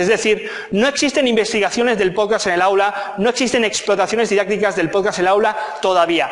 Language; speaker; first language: Spanish; native; Spanish